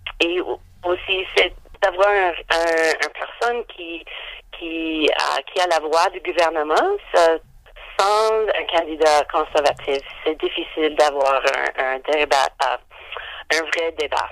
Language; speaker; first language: French; non-native, learner; English